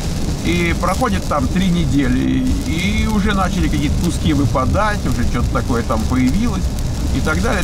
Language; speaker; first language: Russian; native; Russian